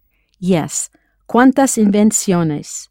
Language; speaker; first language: Spanish; non-native, fluent; English